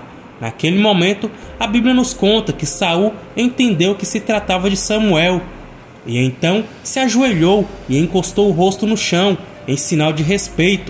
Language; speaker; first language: Portuguese; native; Portuguese